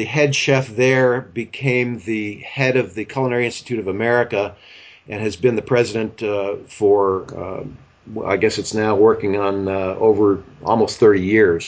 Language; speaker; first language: English; native; English